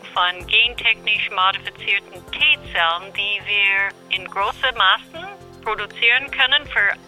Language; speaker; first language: German; non-native, fluent; English